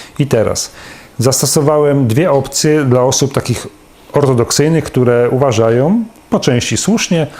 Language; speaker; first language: Polish; native; Polish